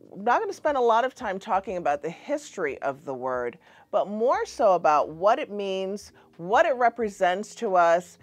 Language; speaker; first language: English; native; English